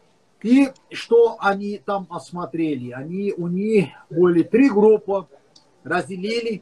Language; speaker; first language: Russian; non-native, learner; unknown